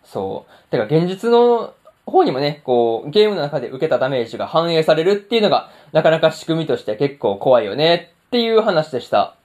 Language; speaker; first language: Japanese; native; Japanese